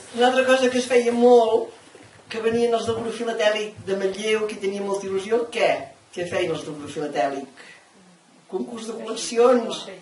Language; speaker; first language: Catalan; native; Catalan